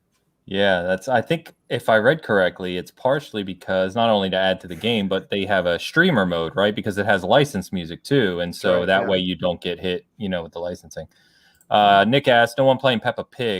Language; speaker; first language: English; native; English